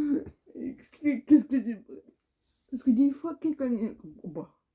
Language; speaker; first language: French; non-native, learner; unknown